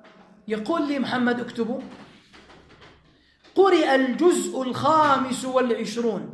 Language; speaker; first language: Arabic; native; Arabic